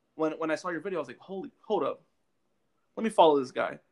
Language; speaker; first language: English; native; English